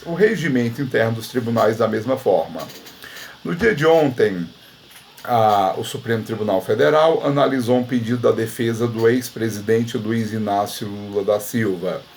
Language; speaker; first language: Portuguese; native; Portuguese